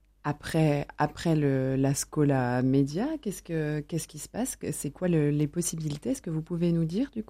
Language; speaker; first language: French; native; French